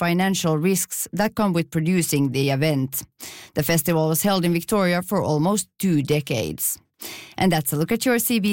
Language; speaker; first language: English; non-native, fluent; Finnish